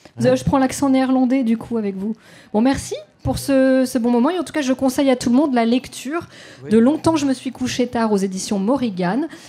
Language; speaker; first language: French; native; French